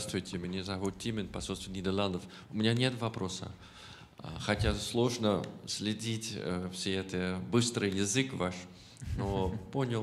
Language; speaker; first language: Russian; non-native, fluent; Dutch